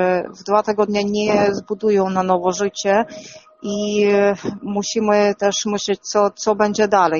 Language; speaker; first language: Polish; non-native, fluent; Russian